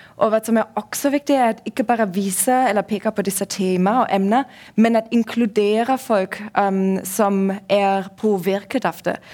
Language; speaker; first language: Norwegian; non-native, fluent; German